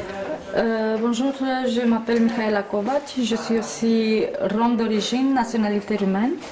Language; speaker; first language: French; non-native, fluent; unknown